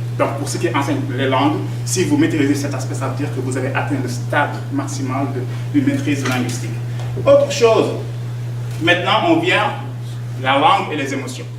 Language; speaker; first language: French; non-native, local second language; Wolof